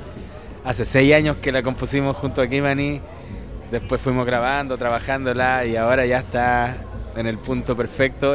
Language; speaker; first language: Spanish; native; Spanish